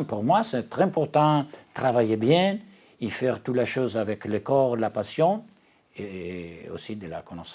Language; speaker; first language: French; non-native, learner; Italian